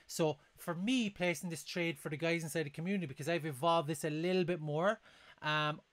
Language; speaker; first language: English; native; English